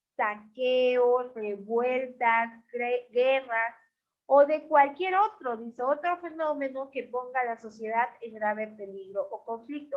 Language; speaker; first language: Spanish; native; Spanish